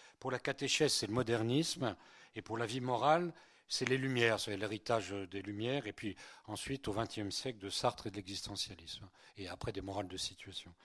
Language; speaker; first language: French; early bilingual, other home language; Spanish